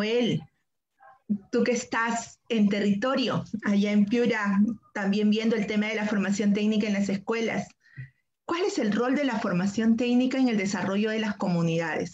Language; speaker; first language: Spanish; native; Spanish